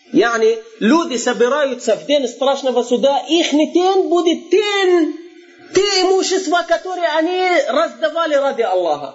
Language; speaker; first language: Russian; non-native, fluent; Arabic